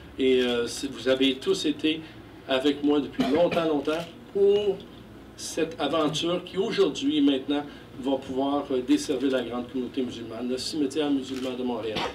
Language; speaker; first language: French; native; French